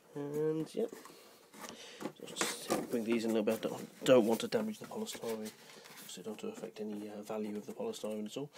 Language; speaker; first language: English; native; English